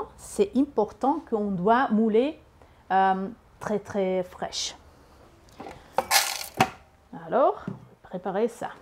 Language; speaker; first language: French; non-native, learner; Italian